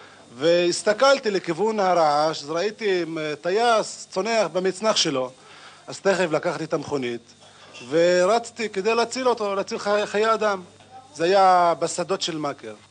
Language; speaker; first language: Hebrew; non-native, local second language; Arabic